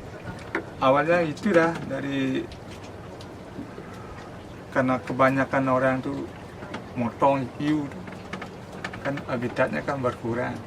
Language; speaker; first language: Indonesian; native; Indonesian